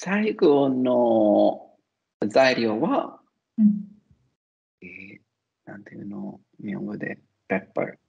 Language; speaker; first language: Japanese; non-native, learner; Italian